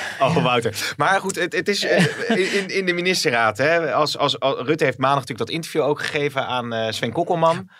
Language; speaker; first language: Dutch; native; Dutch